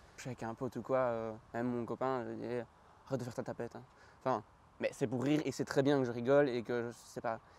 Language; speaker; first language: French; native; French